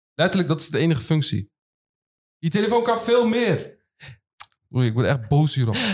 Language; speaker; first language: Dutch; early bilingual, other home language; Turkish